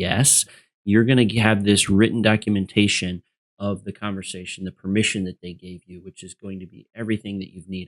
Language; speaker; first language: English; native; English